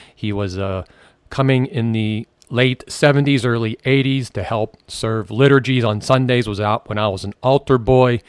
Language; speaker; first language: English; native; English